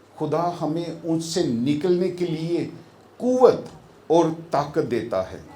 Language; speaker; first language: Urdu; non-native, local second language; Punjabi